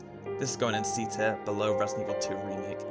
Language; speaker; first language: English; native; English